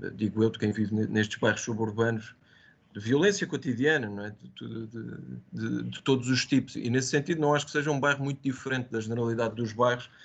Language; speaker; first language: Portuguese; native; Portuguese